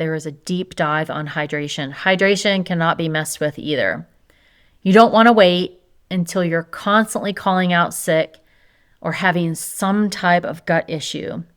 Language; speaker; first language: English; native; English